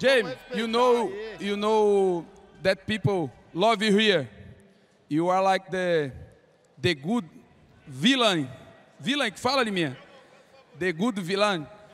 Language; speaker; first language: English; non-native, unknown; Portuguese